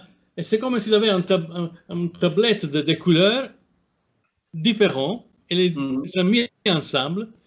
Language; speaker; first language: French; non-native, fluent; Italian